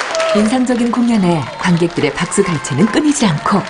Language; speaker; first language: Korean; native; Korean